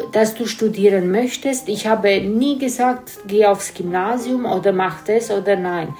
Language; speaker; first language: German; non-native, fluent; Romanian